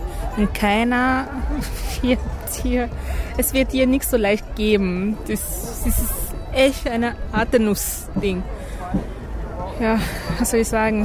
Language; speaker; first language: German; non-native, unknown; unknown